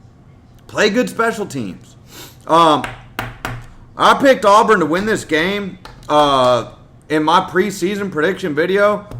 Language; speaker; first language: English; native; English